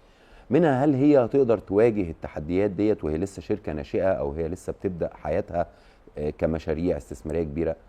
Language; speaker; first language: Arabic; native; Arabic